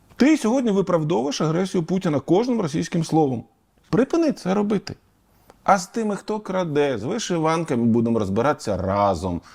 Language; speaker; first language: Ukrainian; native; Ukrainian